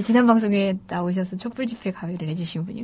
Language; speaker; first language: Korean; native; Korean